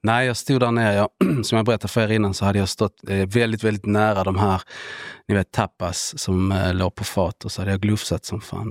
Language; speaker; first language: Swedish; native; Swedish